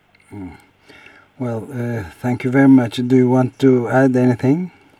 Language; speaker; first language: English; non-native, fluent; Turkish